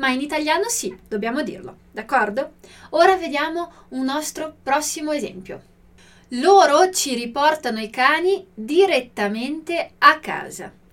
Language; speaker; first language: Italian; non-native, fluent; Portuguese